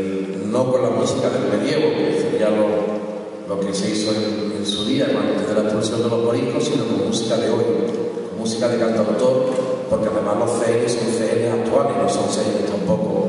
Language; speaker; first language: Spanish; native; Spanish